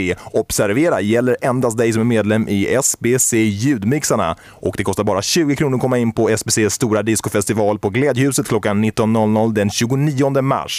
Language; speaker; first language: Swedish; native; Swedish